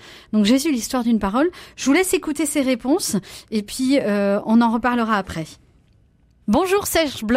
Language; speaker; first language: French; native; French